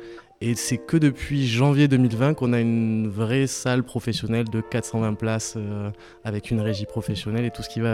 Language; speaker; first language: French; native; French